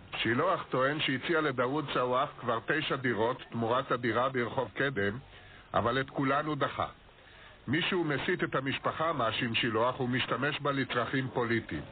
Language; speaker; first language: Hebrew; native; Hebrew